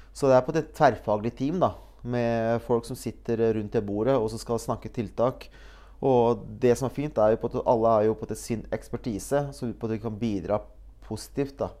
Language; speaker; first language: Norwegian; early bilingual, other home language; Bosnian